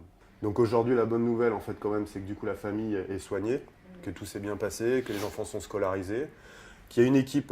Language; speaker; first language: French; native; French